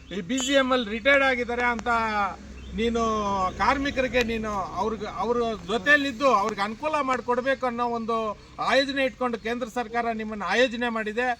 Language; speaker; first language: Kannada; native; Kannada